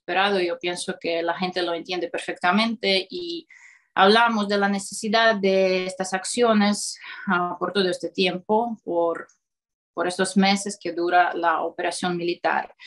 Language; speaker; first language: Spanish; non-native, fluent; Russian